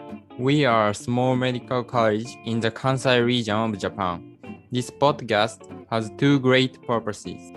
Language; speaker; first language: English; non-native, learner; Japanese